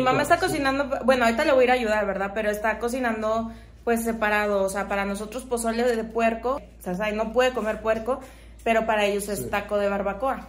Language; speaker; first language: Spanish; native; Spanish